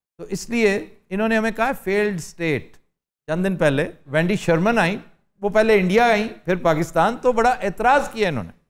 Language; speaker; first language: Urdu; non-native, local second language; Punjabi